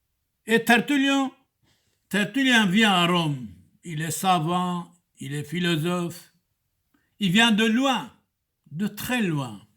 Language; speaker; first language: French; non-native, fluent; Turoyo